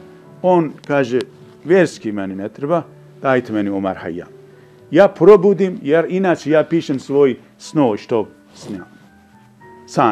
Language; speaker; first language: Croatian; non-native, fluent; Persian